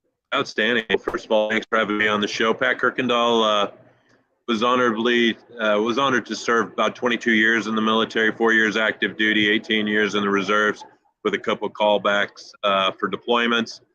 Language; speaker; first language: English; native; English